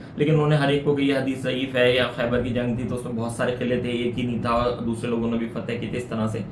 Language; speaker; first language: Urdu; native; Urdu